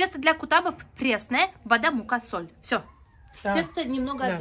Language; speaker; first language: Russian; native; Russian